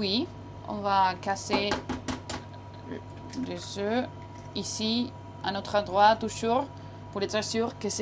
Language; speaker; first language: French; non-native, fluent; Spanish